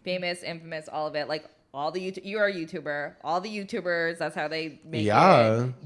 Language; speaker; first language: English; native; English